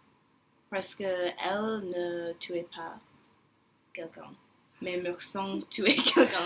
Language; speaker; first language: French; non-native, learner; English